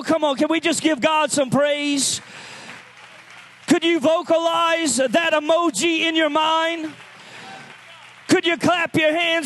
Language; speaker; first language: English; native; English